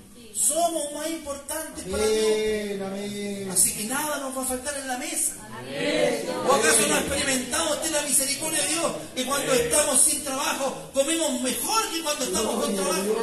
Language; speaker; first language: Spanish; native; Spanish